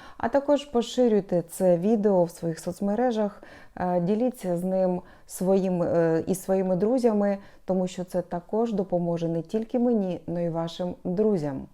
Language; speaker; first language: Ukrainian; non-native, local second language; Russian